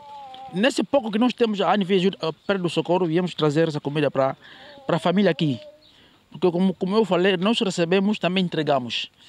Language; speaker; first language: Portuguese; native; Portuguese